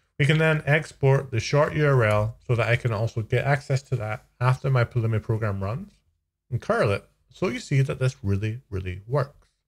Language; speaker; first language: English; native; English